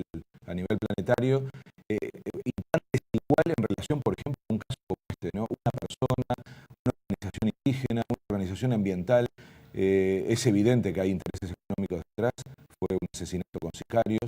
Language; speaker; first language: Spanish; native; Spanish